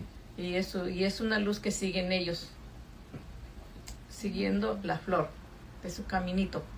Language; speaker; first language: Spanish; native; Spanish